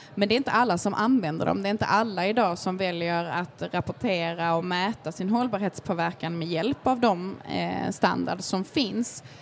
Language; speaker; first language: Swedish; native; Swedish